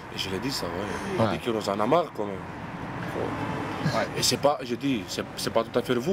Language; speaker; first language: French; non-native, fluent; Romanian